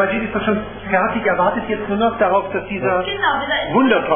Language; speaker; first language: German; native; German